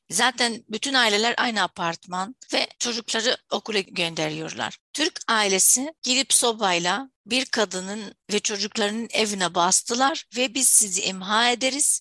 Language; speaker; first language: Turkish; non-native, fluent; Arabic